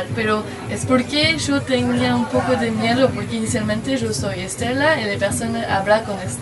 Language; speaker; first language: Spanish; non-native, learner; French